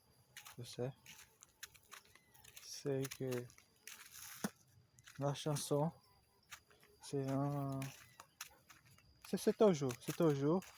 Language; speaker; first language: French; non-native, learner; Portuguese